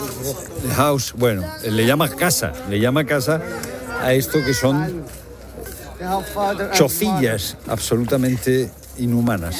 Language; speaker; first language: Spanish; native; Spanish